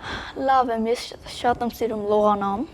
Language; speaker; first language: Armenian; early bilingual, heritage; Armenian